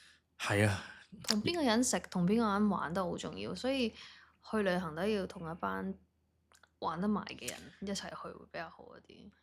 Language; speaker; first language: Cantonese; native; Cantonese